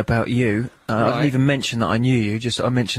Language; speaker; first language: English; native; English